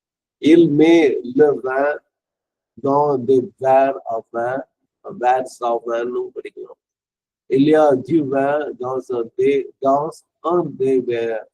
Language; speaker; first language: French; non-native, fluent; Tamil